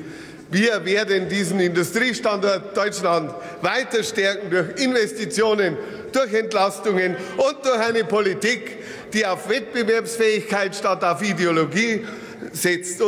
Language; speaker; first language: German; native; German